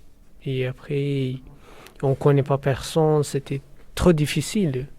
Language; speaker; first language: French; non-native, learner; Persian